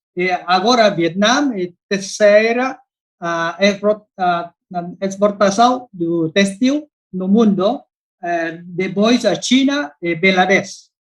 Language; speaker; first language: Spanish; non-native, learner; Vietnamese